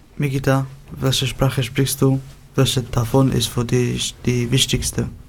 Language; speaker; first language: German; native; German